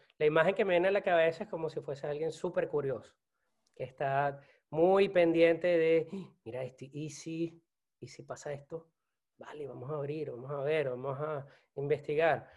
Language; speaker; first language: Spanish; native; Spanish